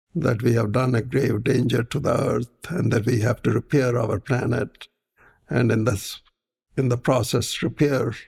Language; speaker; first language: English; non-native, local second language; Punjabi